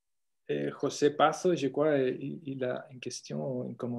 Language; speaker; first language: French; non-native, fluent; Spanish